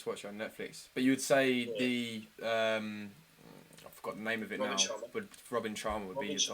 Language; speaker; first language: English; native; English